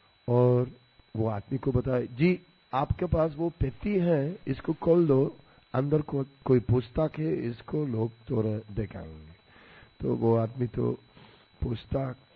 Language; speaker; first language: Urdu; non-native, learner; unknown